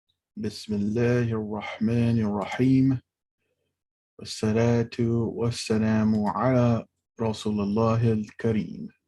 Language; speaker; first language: Arabic; non-native, fluent; English